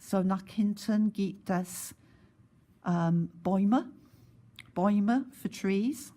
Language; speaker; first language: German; non-native, fluent; English